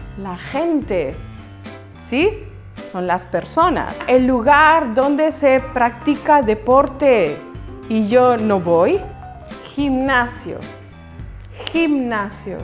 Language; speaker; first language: Spanish; native; Spanish